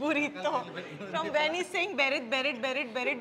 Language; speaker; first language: Telugu; non-native, local second language; Bangla